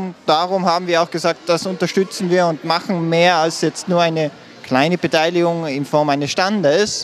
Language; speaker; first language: German; native; German